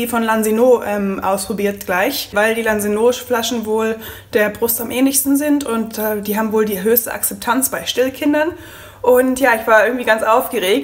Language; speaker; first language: German; native; German